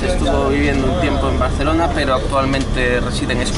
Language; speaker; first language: Spanish; native; Spanish